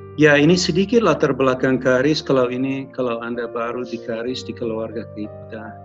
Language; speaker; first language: Indonesian; non-native, local second language; English